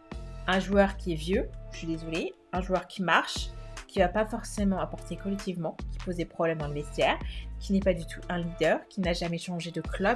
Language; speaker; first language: French; native; French